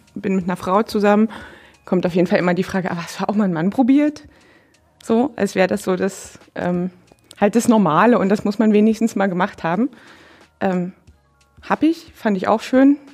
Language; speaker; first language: German; native; German